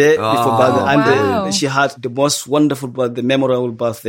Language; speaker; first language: English; non-native, local second language; Hausa